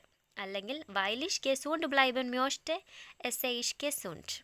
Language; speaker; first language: German; non-native, fluent; Malayalam